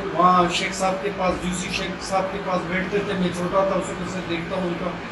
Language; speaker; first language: Urdu; non-native, local second language; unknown